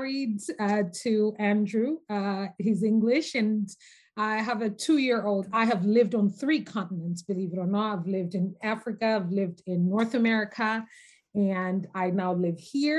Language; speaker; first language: English; non-native, local second language; Nyanja